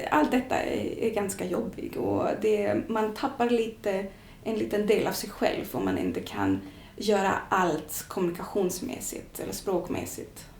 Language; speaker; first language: Swedish; non-native, fluent; Greek